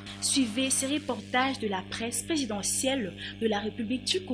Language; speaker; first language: French; native; French